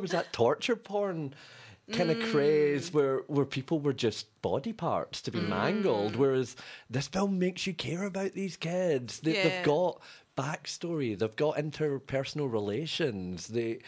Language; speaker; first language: English; native; English